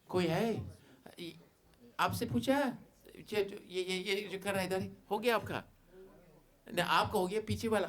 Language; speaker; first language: Hindi; non-native, fluent; English